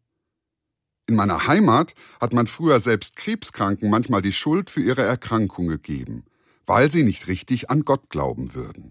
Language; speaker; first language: German; native; German